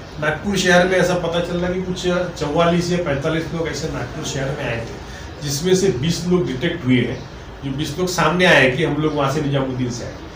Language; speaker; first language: Hindi; native; Hindi